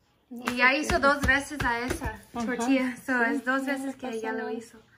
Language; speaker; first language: Spanish; early bilingual, other home language; English